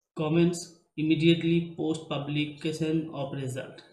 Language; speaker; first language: English; non-native, local second language; Bangla